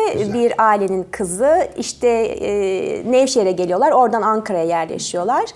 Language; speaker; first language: Turkish; early bilingual, other home language; French